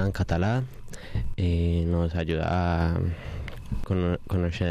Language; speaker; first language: Catalan; non-native, learner; Spanish